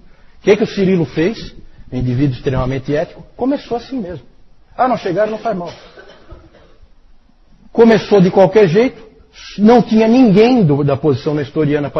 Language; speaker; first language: Portuguese; native; Portuguese